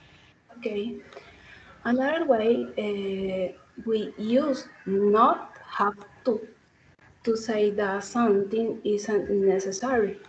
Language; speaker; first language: English; non-native, learner; Spanish